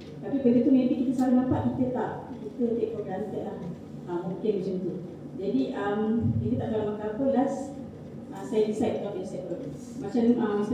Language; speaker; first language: Malay; native; Malay